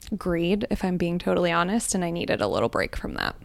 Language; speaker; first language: English; early bilingual, other home language; Gujarati